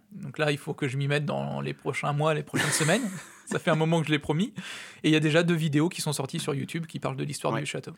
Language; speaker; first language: French; native; French